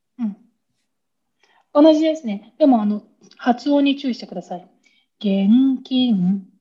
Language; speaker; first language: Japanese; native; Japanese